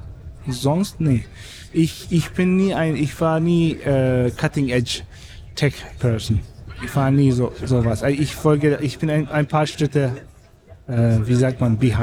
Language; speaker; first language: German; non-native, fluent; Turkish